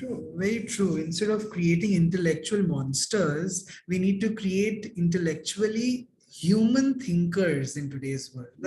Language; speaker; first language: English; non-native, local second language; Hindi